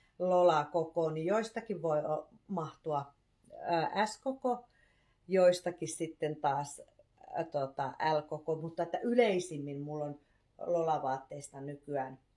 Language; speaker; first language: Finnish; native; Finnish